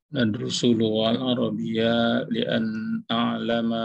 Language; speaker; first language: Arabic; non-native, learner; Indonesian